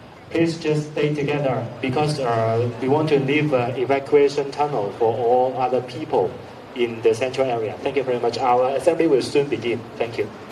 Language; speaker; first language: English; non-native, local second language; Cantonese